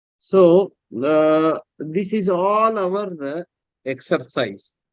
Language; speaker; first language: English; non-native, local second language; Telugu